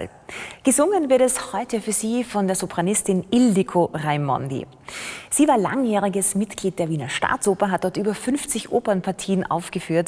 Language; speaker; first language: German; native; German